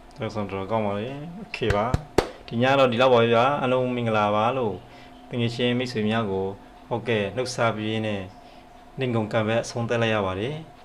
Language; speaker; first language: Burmese; native; Burmese